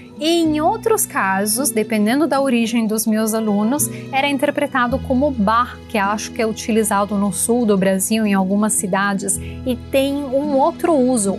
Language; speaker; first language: Portuguese; non-native, fluent; Italian